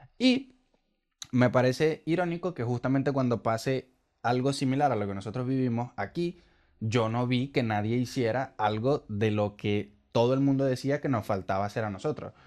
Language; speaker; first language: Spanish; native; Spanish